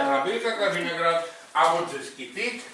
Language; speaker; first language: Russian; non-native, fluent; Georgian